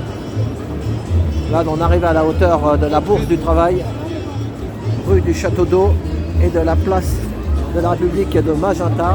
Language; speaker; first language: French; native; French